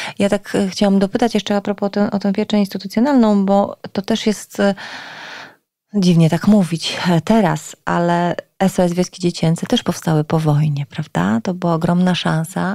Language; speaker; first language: Polish; native; Polish